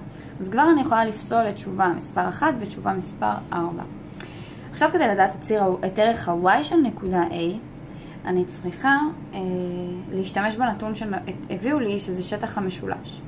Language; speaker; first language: Hebrew; native; Hebrew